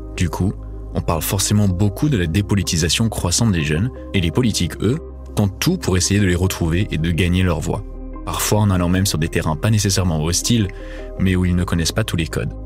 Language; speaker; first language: French; non-native, fluent; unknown